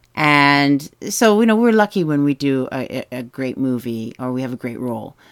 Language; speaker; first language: English; native; English